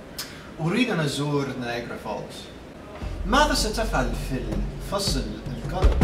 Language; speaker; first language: Arabic; non-native, learner; English